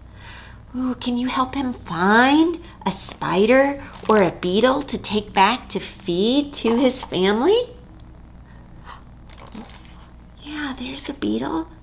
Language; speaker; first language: English; native; English